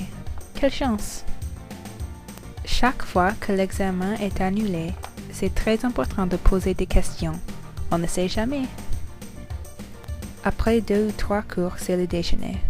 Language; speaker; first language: French; non-native, learner; English